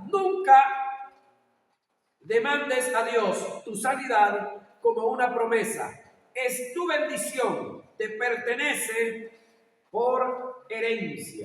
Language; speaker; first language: Spanish; native; Spanish